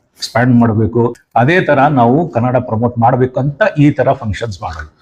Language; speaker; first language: Kannada; non-native, local second language; Urdu